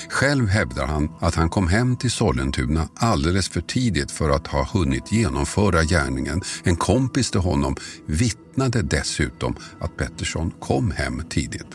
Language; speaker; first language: Swedish; native; Swedish